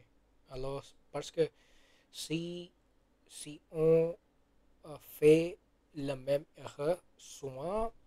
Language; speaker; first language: French; non-native, learner; Gujarati